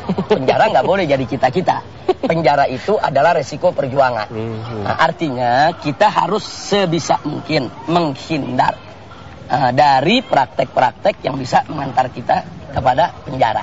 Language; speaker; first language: Indonesian; native; Indonesian